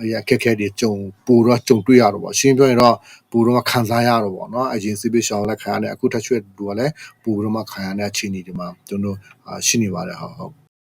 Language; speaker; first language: Burmese; non-native, local second language; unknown